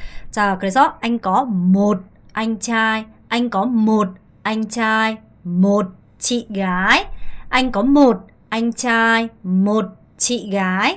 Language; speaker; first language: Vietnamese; non-native, fluent; Korean